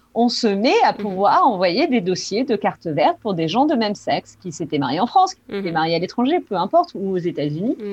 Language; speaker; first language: French; native; French